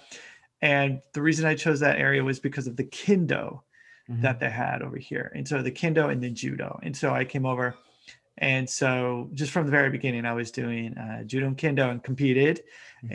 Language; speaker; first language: English; native; English